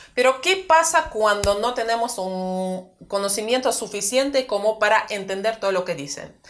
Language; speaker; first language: Spanish; non-native, fluent; Russian